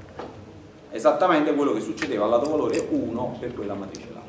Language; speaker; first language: Italian; native; Italian